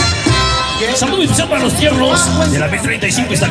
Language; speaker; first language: Spanish; native; Spanish